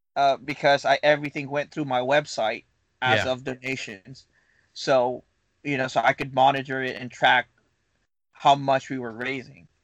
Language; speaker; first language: English; non-native, local second language; Filipino